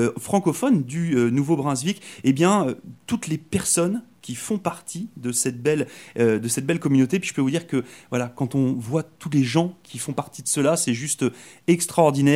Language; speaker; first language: French; native; French